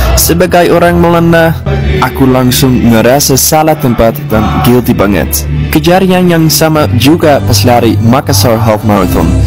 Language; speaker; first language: Indonesian; non-native, fluent; Dutch